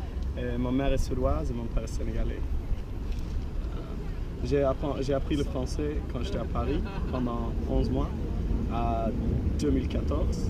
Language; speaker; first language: French; non-native, learner; Swedish